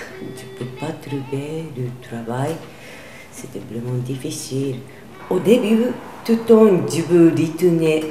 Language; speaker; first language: French; non-native, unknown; Japanese